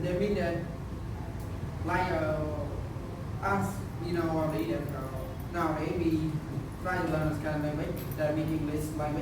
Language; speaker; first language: English; non-native, learner; Khmer